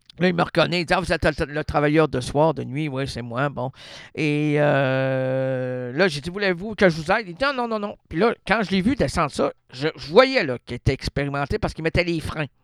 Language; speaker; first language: French; native; French